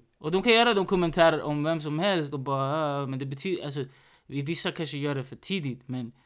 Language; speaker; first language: Swedish; early bilingual, other home language; Spanish